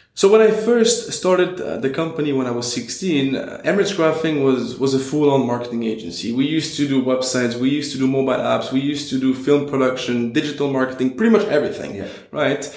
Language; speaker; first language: English; non-native, fluent; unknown